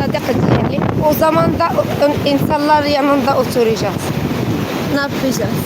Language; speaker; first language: Turkish; non-native, learner; Arabic